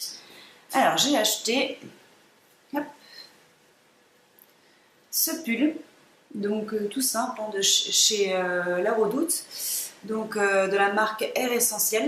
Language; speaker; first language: French; native; French